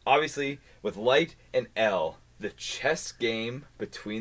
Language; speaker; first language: English; native; English